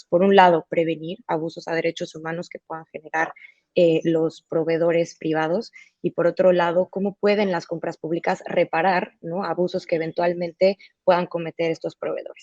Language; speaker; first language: Spanish; native; Spanish